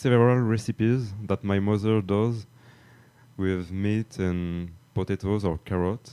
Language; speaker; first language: English; non-native, fluent; French